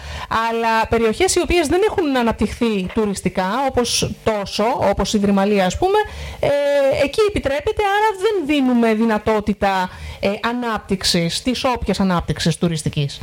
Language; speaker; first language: Greek; native; Greek